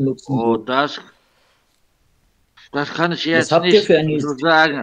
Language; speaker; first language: German; non-native, local second language; Luxembourgish